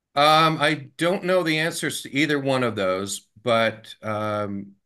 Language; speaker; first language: English; native; English